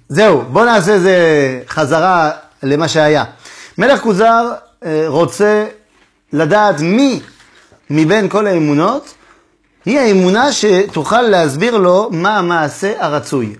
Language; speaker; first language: Hebrew; non-native, fluent; French